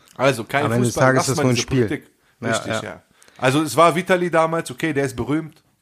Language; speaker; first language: German; native; German